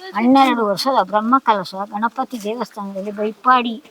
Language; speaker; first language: Kannada; native; Kannada